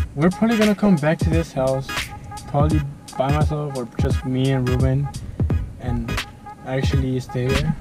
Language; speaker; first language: English; early bilingual, other home language; Spanish